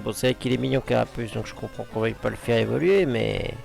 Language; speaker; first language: French; native; French